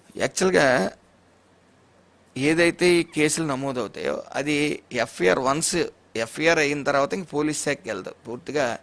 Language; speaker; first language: Telugu; native; Telugu